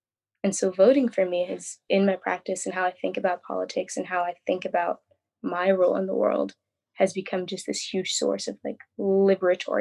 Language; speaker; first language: English; native; English